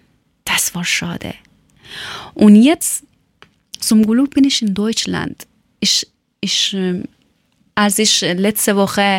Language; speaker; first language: German; non-native, learner; Persian